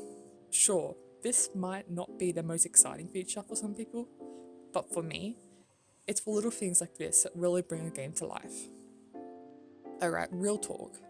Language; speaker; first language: English; native; English